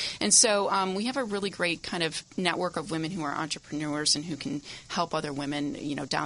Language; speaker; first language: English; native; English